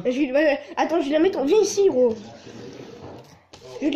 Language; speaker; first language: French; native; French